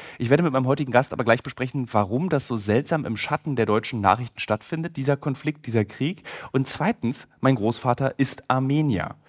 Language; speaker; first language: German; native; German